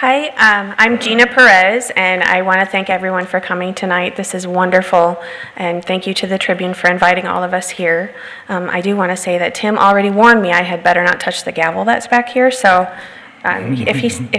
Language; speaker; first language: English; native; English